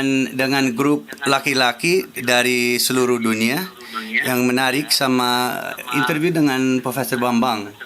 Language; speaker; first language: Indonesian; non-native, fluent; English